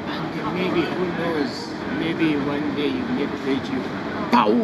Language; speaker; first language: English; non-native, learner; Arabic